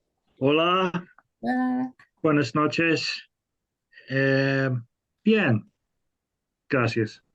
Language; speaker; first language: Spanish; non-native, learner; English